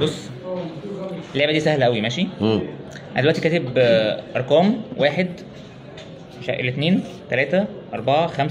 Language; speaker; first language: Arabic; native; Arabic